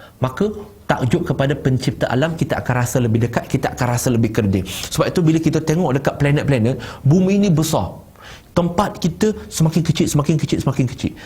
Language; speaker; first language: Malay; non-native, local second language; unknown